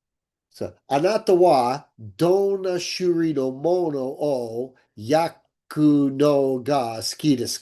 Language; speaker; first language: Japanese; non-native, learner; English